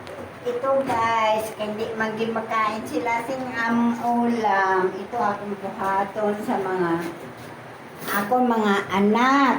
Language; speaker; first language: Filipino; non-native, local second language; Cebuano